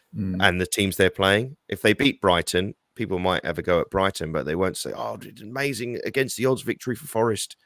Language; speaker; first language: English; native; English